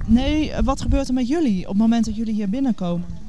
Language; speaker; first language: Dutch; native; Dutch